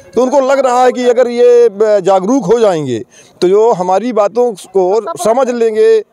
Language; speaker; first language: Hindi; native; Hindi